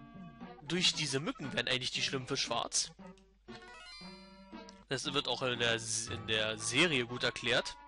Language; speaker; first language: German; native; German